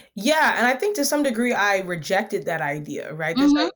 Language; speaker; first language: English; early bilingual, other home language; Akan